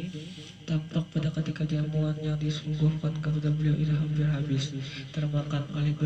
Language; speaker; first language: Indonesian; native; Indonesian